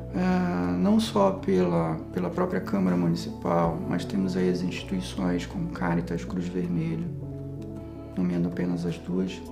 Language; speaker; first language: Portuguese; native; Portuguese